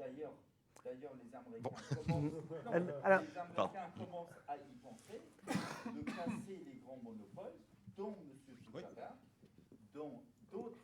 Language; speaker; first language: French; non-native, fluent; German